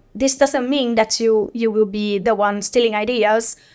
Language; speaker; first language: English; non-native, fluent; Portuguese